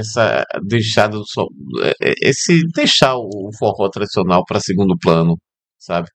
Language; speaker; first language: Portuguese; native; Portuguese